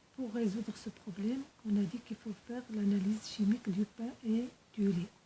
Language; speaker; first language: French; non-native, local second language; Arabic